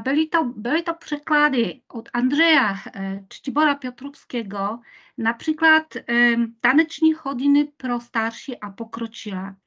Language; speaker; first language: Czech; non-native, fluent; Polish